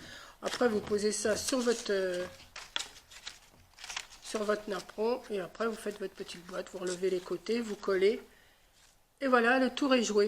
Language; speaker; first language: French; native; French